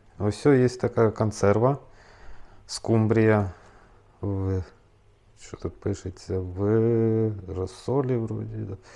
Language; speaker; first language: Ukrainian; native; Ukrainian